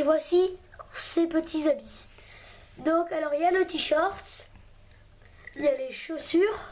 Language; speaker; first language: French; native; French